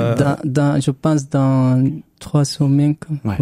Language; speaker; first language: French; non-native, learner; Arabic